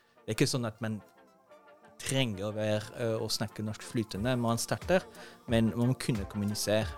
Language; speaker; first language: Norwegian; non-native, fluent; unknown